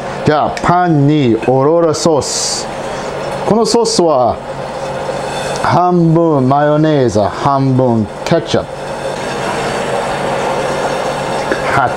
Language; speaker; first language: Japanese; non-native, learner; English